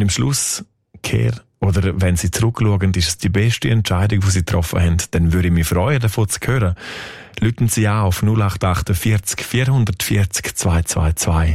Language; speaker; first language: German; native; German